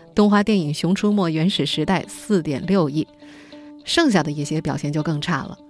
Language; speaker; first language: Chinese; native; Chinese